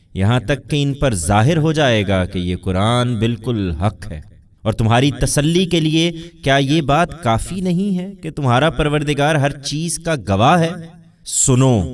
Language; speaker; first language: Urdu; native; Urdu